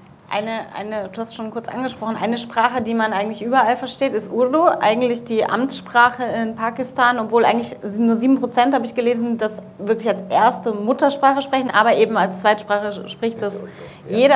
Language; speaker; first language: German; native; German